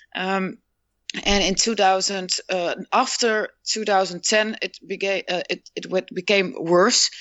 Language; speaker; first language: English; non-native, fluent; Dutch